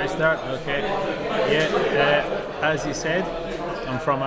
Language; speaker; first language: English; native; English